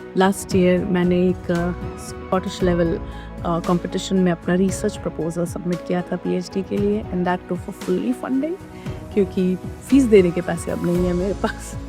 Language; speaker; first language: Hindi; native; Hindi